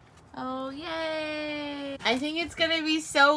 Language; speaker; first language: English; native; English